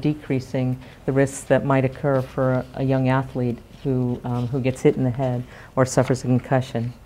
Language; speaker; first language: English; native; English